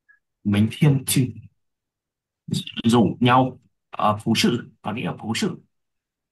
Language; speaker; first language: Chinese; non-native, learner; Vietnamese